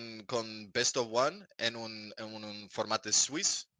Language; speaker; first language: Spanish; non-native, learner; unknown